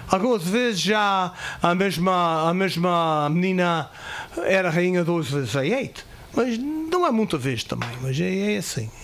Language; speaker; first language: Portuguese; early bilingual, heritage; Portuguese